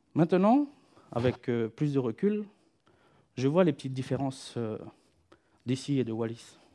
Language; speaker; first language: French; non-native, fluent; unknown